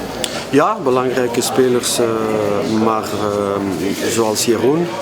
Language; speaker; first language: Dutch; non-native, local second language; French